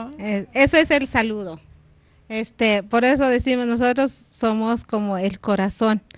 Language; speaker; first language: Spanish; non-native, local second language; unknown